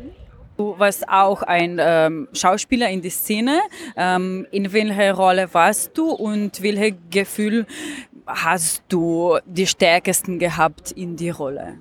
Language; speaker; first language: German; non-native, learner; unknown